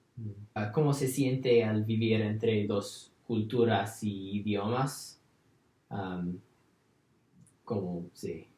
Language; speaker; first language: Spanish; non-native, learner; English